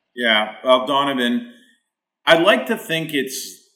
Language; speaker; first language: English; native; English